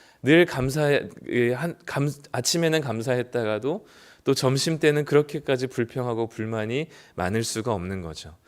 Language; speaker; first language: Korean; native; Korean